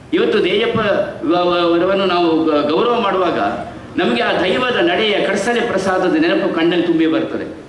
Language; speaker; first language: Kannada; non-native, local second language; Tulu